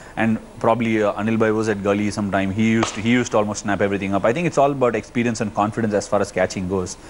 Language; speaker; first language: English; non-native, local second language; Tamil